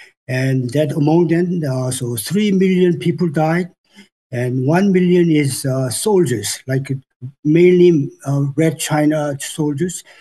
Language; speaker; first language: English; non-native, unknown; Korean